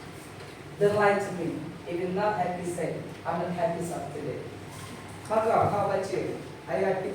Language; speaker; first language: English; non-native, fluent; Indonesian